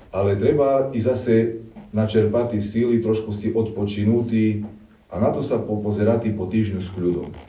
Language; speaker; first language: Slovak; non-native, local second language; Rusyn